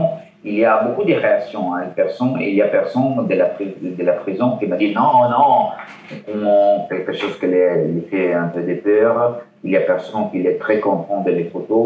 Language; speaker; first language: French; non-native, learner; Italian